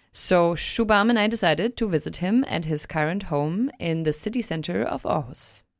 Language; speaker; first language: English; non-native, fluent; German